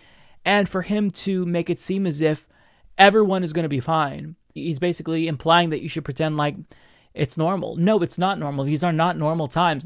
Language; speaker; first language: English; native; English